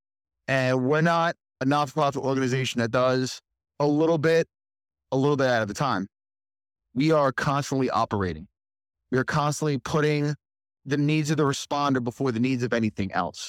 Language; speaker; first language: English; native; English